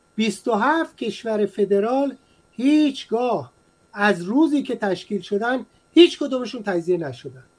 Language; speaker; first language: Persian; native; Persian